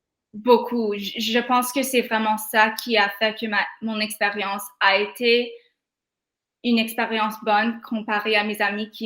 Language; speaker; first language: French; non-native, local second language; English